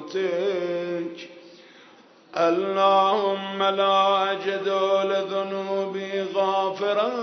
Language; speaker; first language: Arabic; non-native, fluent; Persian